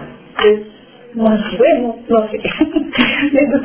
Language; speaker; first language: Spanish; non-native, learner; Romanian